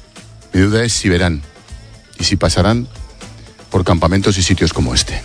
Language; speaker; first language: Spanish; native; Spanish